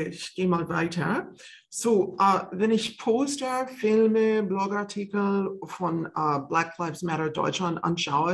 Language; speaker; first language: German; non-native, fluent; English